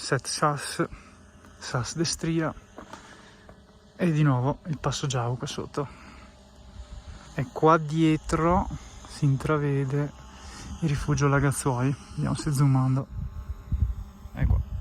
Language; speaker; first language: Italian; native; Italian